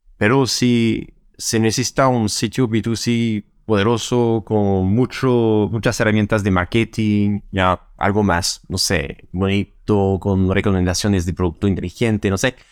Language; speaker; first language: Spanish; non-native, fluent; French